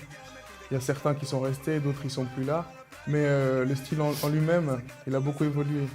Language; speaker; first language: French; early bilingual, other home language; Spanish